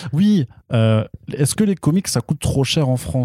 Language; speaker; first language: French; native; French